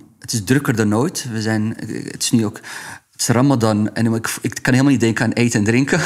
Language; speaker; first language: Dutch; early bilingual, other home language; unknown